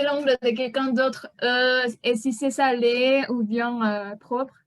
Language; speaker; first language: French; non-native, fluent; Spanish